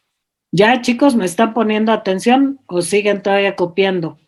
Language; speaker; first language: Spanish; native; Spanish